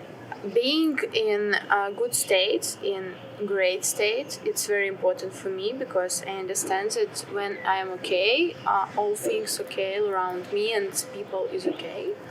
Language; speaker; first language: English; non-native, learner; Russian